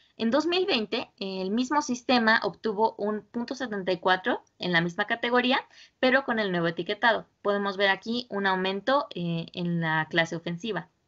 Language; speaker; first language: Spanish; native; Spanish